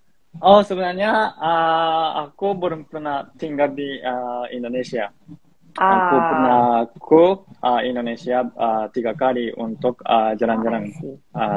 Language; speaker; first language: Indonesian; non-native, fluent; Japanese